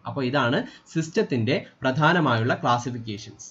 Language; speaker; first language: Malayalam; native; Malayalam